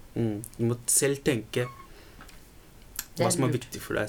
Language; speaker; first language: Norwegian; early bilingual, other home language; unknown